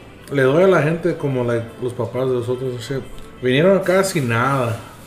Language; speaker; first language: Spanish; early bilingual, heritage; Spanish